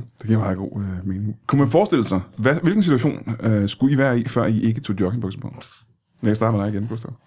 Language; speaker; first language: Danish; native; Danish